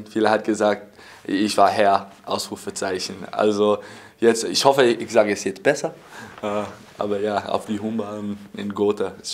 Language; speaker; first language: German; non-native, fluent; English